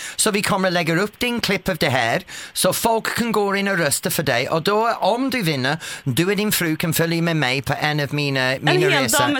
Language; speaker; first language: Swedish; non-native, fluent; English